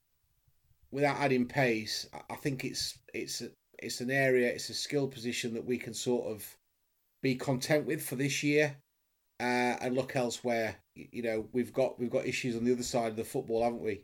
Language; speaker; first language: English; native; English